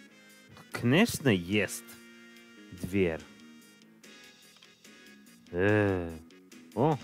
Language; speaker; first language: Russian; non-native, learner; English